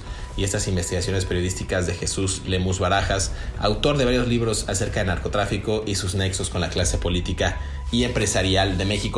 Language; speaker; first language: Spanish; native; Spanish